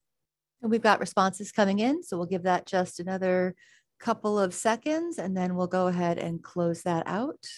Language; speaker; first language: English; native; English